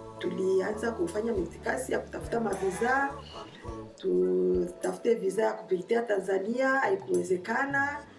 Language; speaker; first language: Swahili; native; Swahili